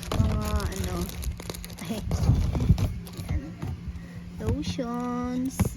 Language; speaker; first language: Filipino; native; Filipino